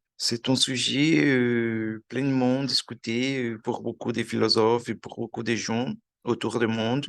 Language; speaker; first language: French; non-native, learner; Portuguese